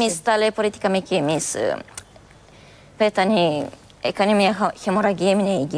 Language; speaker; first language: Greek; non-native, learner; Romanian